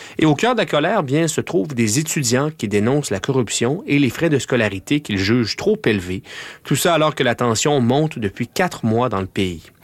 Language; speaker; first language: French; native; French